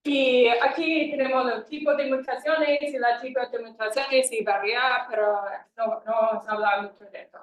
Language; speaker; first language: Spanish; non-native, fluent; English